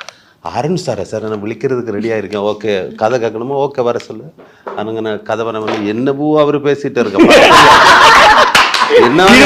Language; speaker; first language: Tamil; non-native, learner; Malayalam